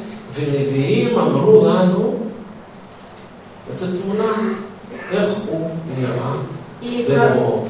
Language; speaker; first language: Hebrew; non-native, fluent; Russian